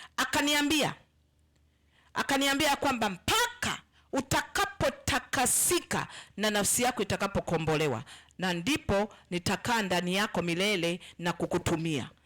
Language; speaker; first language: Swahili; native; Swahili